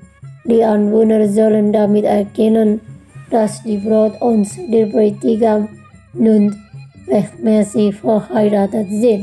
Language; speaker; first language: German; non-native, fluent; Indonesian